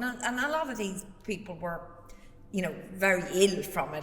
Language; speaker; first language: English; native; English